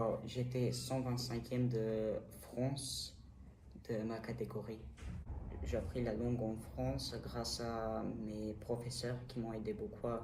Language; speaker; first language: French; non-native, learner; Armenian